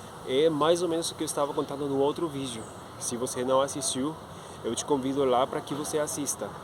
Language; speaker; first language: Portuguese; non-native, fluent; Spanish